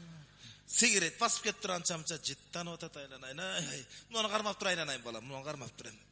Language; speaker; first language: Kyrgyz; native; Kyrgyz